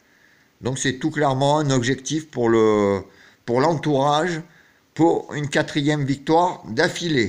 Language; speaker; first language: French; native; French